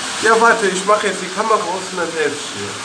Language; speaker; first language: German; native; German